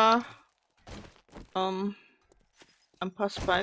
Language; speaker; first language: German; native; German